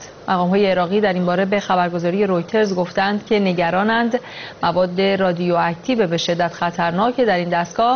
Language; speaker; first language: Persian; native; Persian